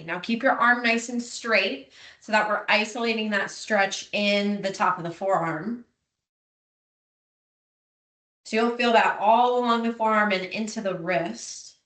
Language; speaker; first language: English; native; English